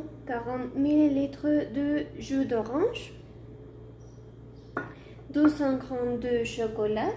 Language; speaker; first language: French; non-native, learner; Spanish